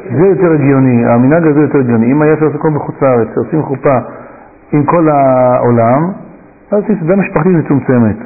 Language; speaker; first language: Hebrew; native; Hebrew